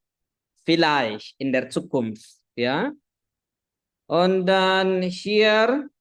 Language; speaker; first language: German; non-native, fluent; Indonesian